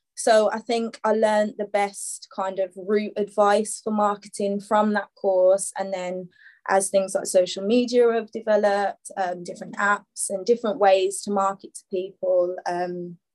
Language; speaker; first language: English; native; English